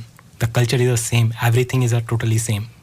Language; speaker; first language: English; non-native, learner; Hindi